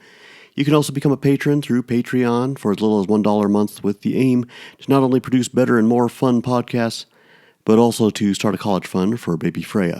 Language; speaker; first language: English; native; English